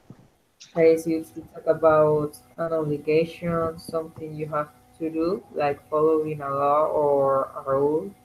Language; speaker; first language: English; non-native, learner; Spanish